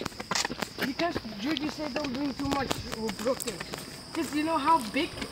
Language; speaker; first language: English; non-native, learner; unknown